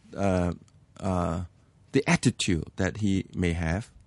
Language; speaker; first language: English; non-native, local second language; Cantonese